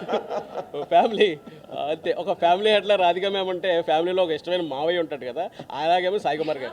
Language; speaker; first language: Telugu; native; Telugu